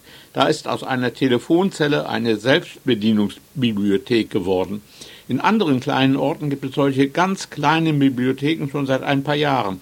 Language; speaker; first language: German; native; German